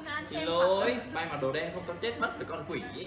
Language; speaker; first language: Vietnamese; native; Vietnamese